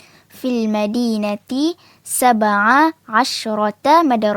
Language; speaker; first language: Arabic; non-native, learner; Malay